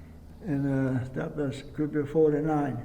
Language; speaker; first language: Polish; early bilingual, heritage; Polish